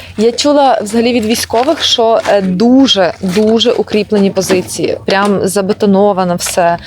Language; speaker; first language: Ukrainian; native; Ukrainian